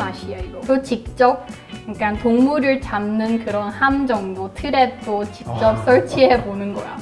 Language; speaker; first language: Korean; non-native, fluent; Chinese